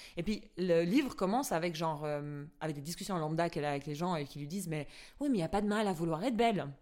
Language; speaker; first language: French; non-native, fluent; Albanian